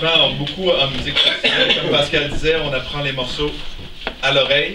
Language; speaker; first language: French; native; French